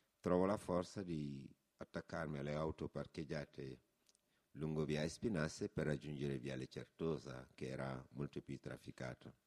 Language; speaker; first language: Italian; non-native, fluent; Wolof